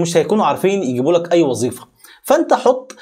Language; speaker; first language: Arabic; native; Arabic